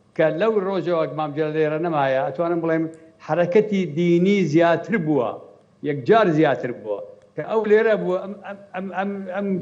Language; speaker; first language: Central Kurdish; non-native, local second language; Assyrian Neo-Aramaic